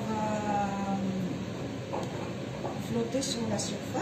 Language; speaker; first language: French; non-native, fluent; Japanese